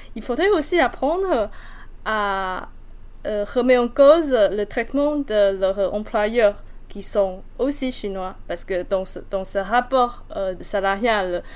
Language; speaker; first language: French; non-native, fluent; Chinese